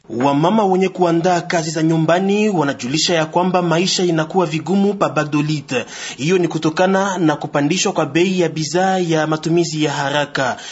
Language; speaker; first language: Swahili; non-native, local second language; Lingala